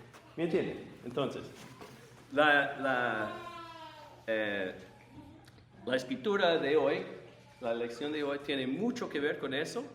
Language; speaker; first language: Spanish; non-native, fluent; English